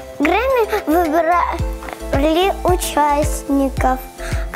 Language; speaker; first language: Ukrainian; non-native, local second language; Russian